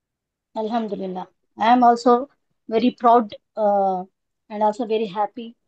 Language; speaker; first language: English; non-native, learner; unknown